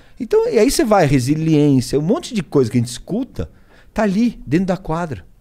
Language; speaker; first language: Portuguese; early bilingual, other home language; Spanish